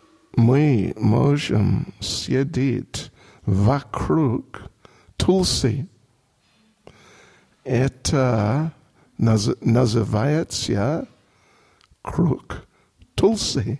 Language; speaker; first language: Russian; non-native, learner; English